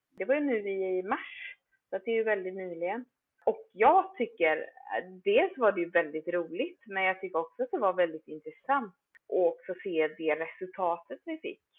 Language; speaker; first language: Swedish; native; Swedish